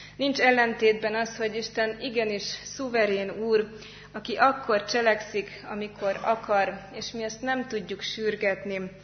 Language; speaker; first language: Hungarian; native; Hungarian